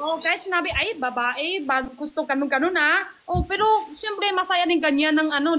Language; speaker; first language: Filipino; non-native, learner; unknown